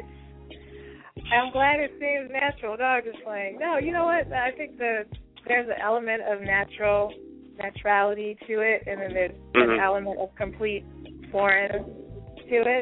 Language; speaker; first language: English; native; English